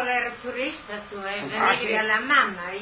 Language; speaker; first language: Italian; non-native, local second language; Friulian